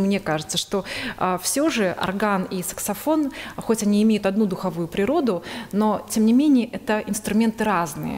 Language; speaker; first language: Russian; native; Russian